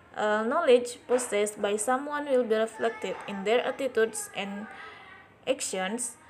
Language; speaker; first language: English; non-native, learner; Indonesian